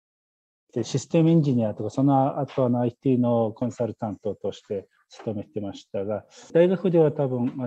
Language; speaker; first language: Japanese; non-native, fluent; Mongolian